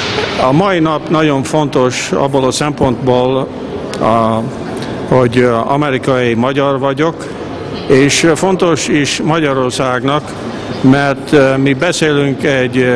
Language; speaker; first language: Hungarian; early bilingual, heritage; Hungarian